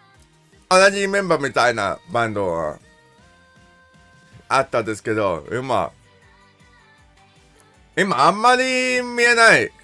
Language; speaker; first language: Japanese; non-native, learner; English